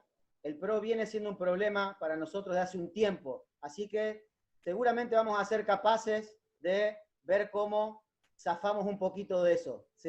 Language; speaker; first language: Spanish; native; Spanish